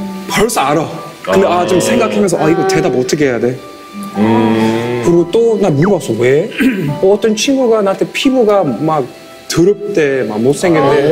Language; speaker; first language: Korean; non-native, fluent; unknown